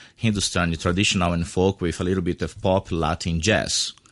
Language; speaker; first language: English; non-native, fluent; Portuguese